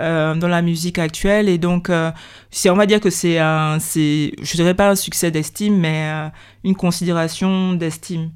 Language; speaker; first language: French; native; French